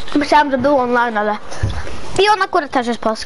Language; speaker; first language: Polish; early bilingual, heritage; Polish